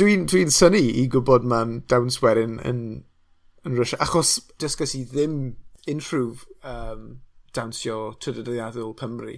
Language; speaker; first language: Welsh; non-native, local second language; English